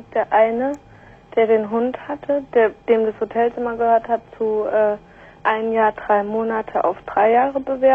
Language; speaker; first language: German; native; German